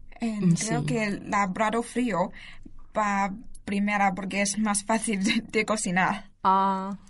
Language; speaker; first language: Spanish; non-native, learner; Chinese